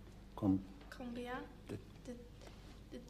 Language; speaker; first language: French; non-native, learner; English